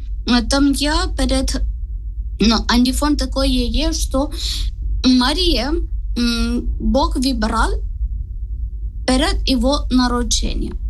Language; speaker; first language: Ukrainian; non-native, learner; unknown